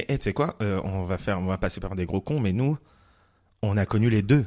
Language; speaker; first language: French; native; French